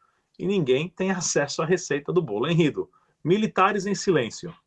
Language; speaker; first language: Portuguese; native; Portuguese